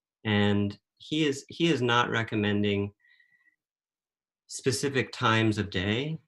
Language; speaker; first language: English; native; English